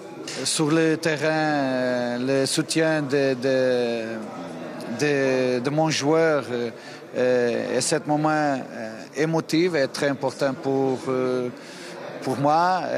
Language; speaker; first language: French; non-native, fluent; Portuguese